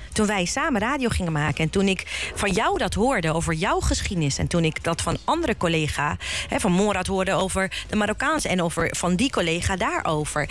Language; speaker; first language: Dutch; early bilingual, other home language; Bosnian